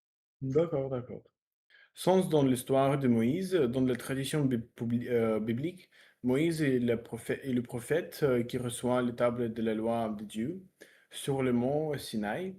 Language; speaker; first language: French; non-native, learner; Russian